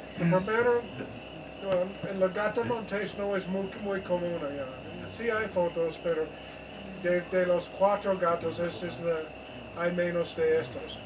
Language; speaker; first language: Spanish; non-native, learner; English